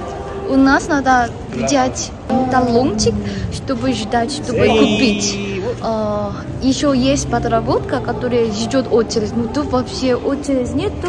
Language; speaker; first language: Russian; non-native, learner; Korean